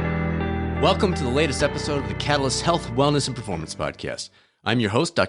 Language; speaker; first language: English; native; English